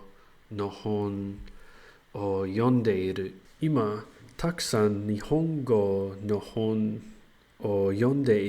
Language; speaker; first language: Japanese; non-native, learner; English